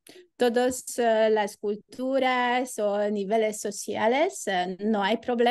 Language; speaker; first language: Spanish; non-native, learner; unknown